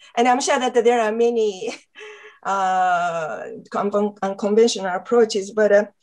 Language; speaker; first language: English; non-native, fluent; Japanese